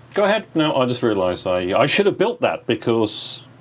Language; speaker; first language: English; native; English